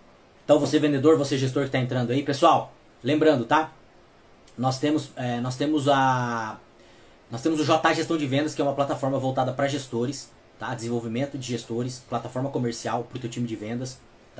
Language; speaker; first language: Portuguese; native; Portuguese